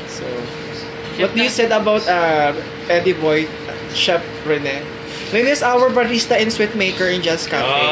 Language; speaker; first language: English; non-native, local second language; Filipino